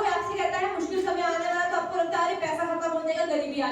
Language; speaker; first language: Hindi; native; Hindi